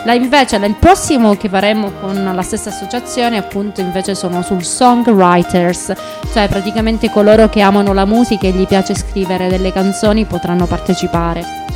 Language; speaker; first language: Italian; native; Italian